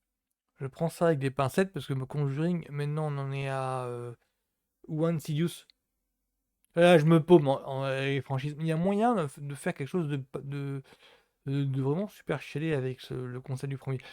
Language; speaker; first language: French; native; French